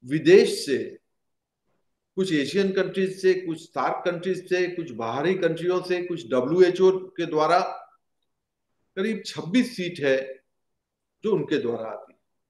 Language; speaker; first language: Hindi; native; Hindi